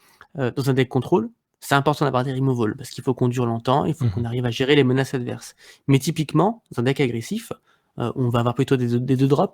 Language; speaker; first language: French; native; French